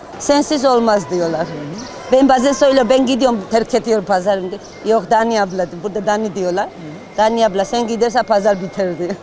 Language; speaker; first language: Turkish; non-native, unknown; Georgian